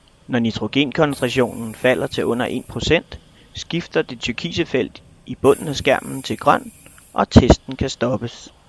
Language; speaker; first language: Danish; native; Danish